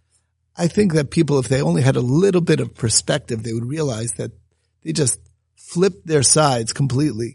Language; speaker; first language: English; native; English